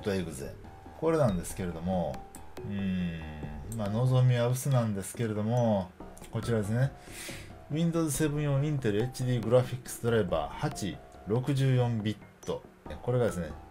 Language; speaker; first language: Japanese; native; Japanese